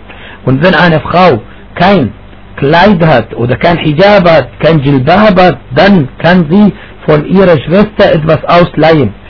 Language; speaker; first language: German; non-native, fluent; Arabic